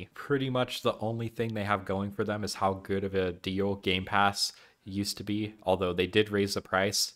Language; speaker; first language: English; native; English